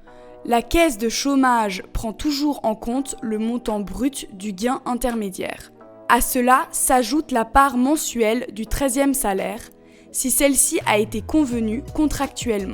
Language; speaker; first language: French; native; French